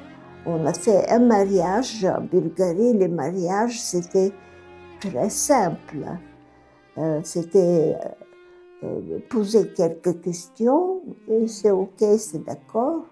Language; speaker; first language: French; non-native, fluent; Bulgarian